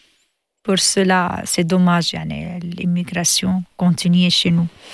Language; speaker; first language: French; non-native, learner; Arabic